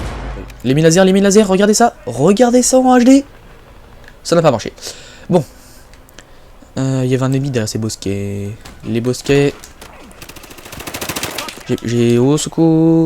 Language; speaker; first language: French; native; French